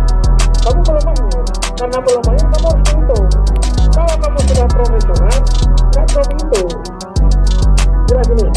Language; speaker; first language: Indonesian; native; Indonesian